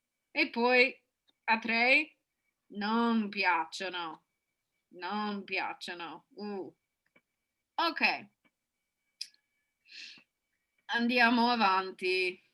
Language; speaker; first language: Italian; non-native, fluent; English